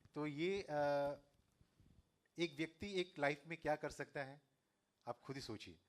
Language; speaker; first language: Hindi; non-native, local second language; Assamese